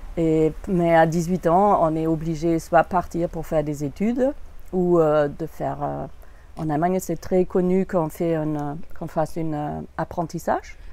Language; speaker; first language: French; non-native, fluent; German